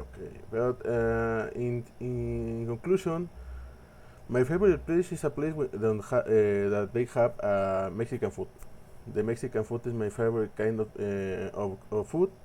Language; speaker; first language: English; non-native, learner; Spanish